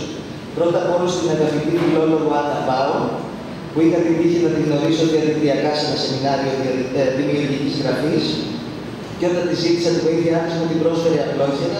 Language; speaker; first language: Greek; native; Greek